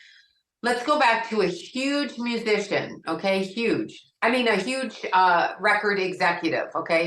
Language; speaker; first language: English; native; English